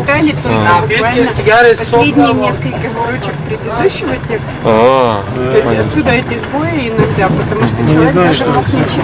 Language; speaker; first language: Russian; native; Russian